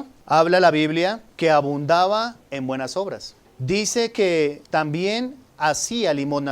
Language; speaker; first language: Spanish; native; Spanish